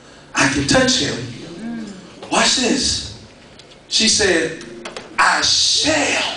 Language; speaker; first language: English; native; English